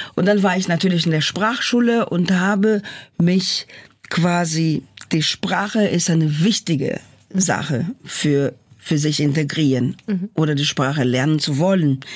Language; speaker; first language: German; non-native, fluent; Portuguese